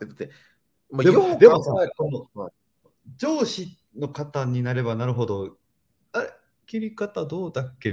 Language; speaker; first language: Japanese; native; Japanese